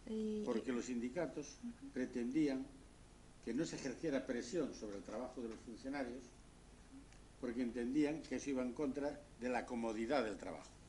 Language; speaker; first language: Spanish; native; Spanish